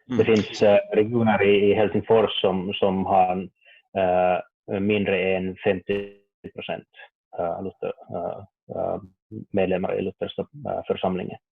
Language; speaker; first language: Swedish; non-native, learner; Finnish